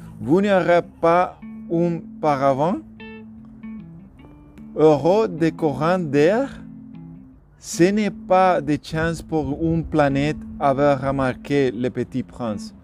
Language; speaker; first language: French; non-native, learner; Spanish